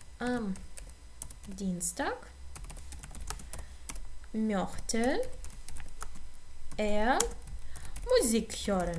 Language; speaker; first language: German; non-native, fluent; Ukrainian